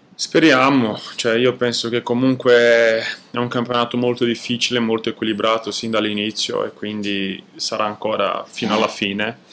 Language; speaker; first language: Italian; non-native, fluent; Portuguese